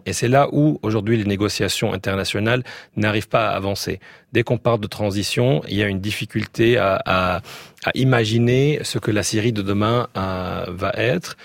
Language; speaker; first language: French; native; French